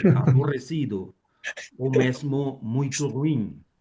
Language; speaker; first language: Portuguese; non-native, fluent; Spanish